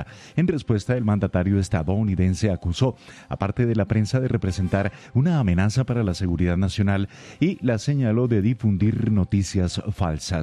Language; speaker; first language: Spanish; native; Spanish